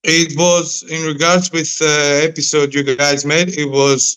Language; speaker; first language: English; non-native, fluent; Greek